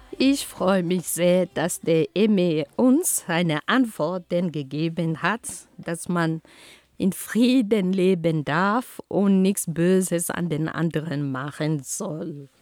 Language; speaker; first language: German; non-native, fluent; Ghomala